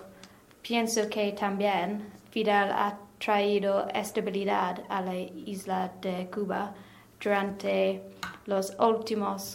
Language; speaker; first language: Spanish; non-native, learner; English